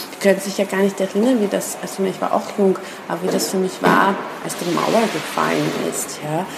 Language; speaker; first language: German; early bilingual, other home language; Persian